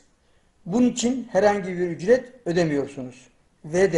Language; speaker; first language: Turkish; native; Turkish